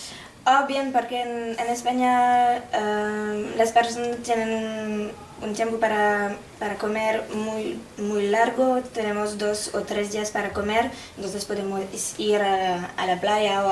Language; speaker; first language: Spanish; non-native, learner; French